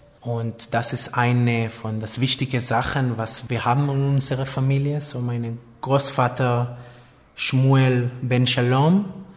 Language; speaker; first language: German; non-native, fluent; Hebrew